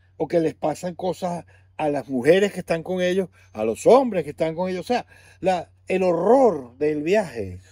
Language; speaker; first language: Spanish; native; Spanish